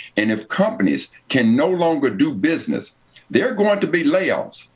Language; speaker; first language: English; native; English